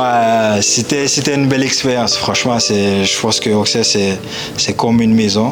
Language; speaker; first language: French; non-native, local second language; Haitian Creole